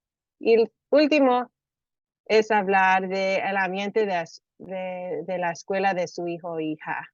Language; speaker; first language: Spanish; early bilingual, heritage; Spanish